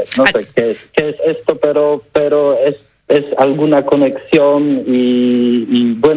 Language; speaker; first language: Spanish; non-native, learner; Polish